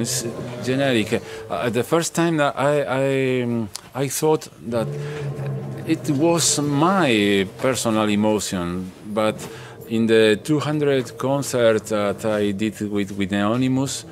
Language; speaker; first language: English; non-native, learner; Spanish